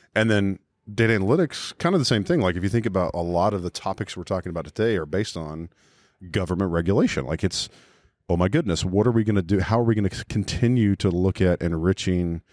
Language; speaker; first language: English; native; English